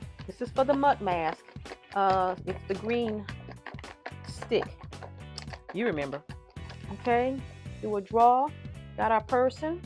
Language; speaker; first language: English; native; English